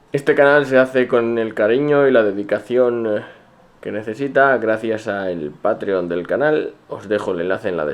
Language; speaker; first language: Spanish; native; Spanish